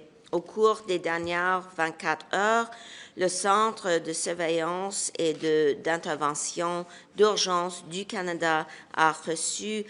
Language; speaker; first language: French; non-native, local second language; English